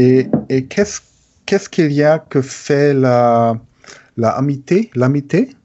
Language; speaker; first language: French; non-native, learner; German